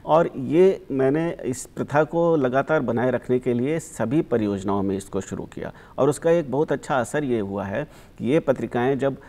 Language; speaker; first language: Hindi; native; Hindi